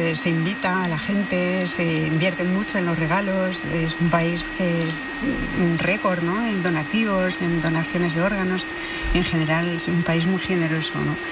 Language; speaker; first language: Spanish; non-native, fluent; French